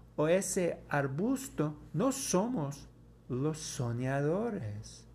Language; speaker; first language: Spanish; non-native, fluent; English